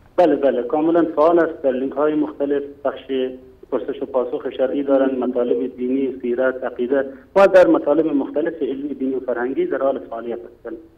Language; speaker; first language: Persian; native; Persian